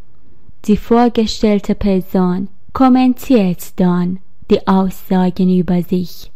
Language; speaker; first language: German; non-native, fluent; Persian